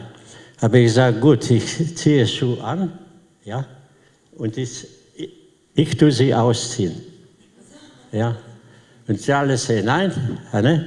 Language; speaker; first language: German; non-native, learner; Slovenian